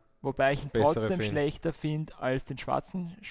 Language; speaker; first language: German; native; German